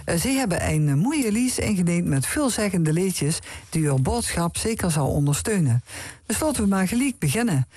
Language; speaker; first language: Dutch; native; Dutch